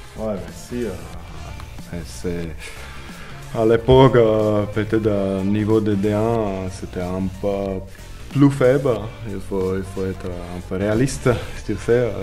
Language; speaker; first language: French; non-native, learner; Slovak